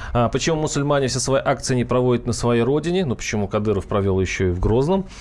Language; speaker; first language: Russian; native; Russian